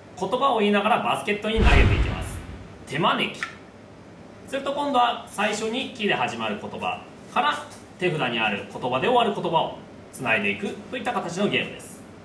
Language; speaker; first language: Japanese; native; Japanese